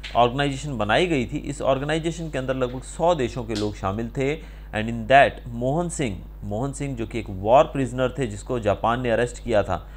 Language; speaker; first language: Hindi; non-native, local second language; Gujarati